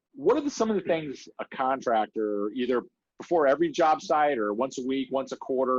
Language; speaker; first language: English; native; English